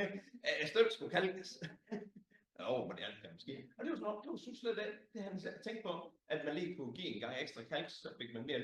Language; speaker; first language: Danish; native; Danish